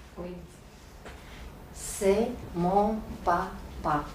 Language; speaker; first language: French; non-native, learner; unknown